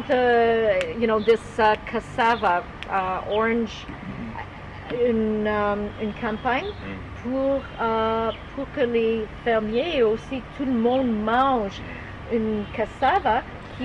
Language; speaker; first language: French; non-native, learner; English